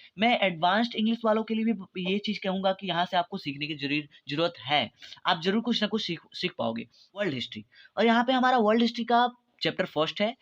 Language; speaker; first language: Hindi; native; Hindi